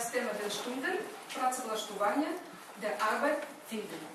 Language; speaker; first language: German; non-native, learner; Ukrainian